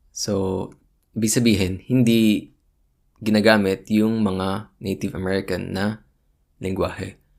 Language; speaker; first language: Filipino; native; Filipino